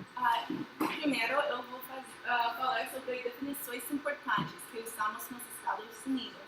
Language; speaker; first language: Portuguese; non-native, fluent; English